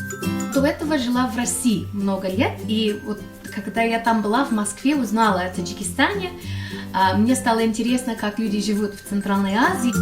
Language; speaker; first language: Russian; non-native, fluent; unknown